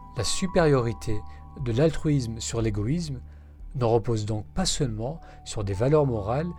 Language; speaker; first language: French; non-native, local second language; Arabic